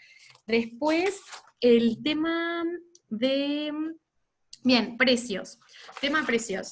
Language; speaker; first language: Spanish; native; Spanish